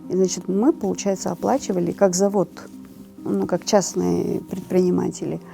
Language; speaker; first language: Russian; non-native, local second language; Kyrgyz